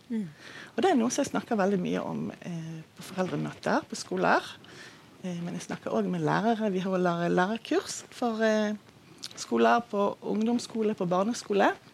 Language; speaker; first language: Norwegian; non-native, fluent; Hebrew